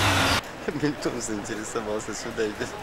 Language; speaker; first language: Russian; native; Russian